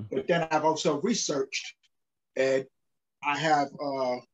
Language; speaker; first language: English; native; English